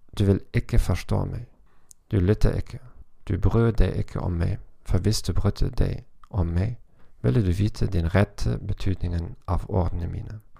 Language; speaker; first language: Norwegian; non-native, learner; German